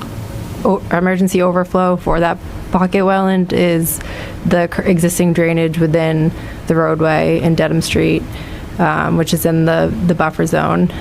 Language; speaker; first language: English; native; English